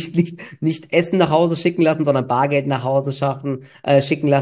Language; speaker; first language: German; native; German